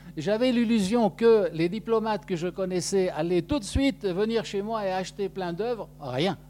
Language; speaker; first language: French; non-native, local second language; Arabic